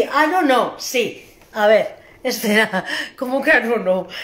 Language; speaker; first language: Spanish; native; Spanish